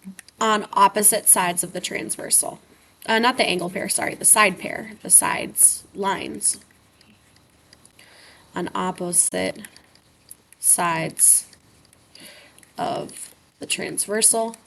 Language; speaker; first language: English; native; English